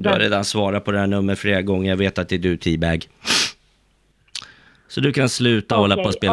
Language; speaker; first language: Swedish; native; Swedish